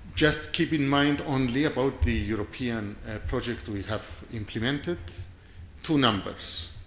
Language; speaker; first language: English; non-native, fluent; Greek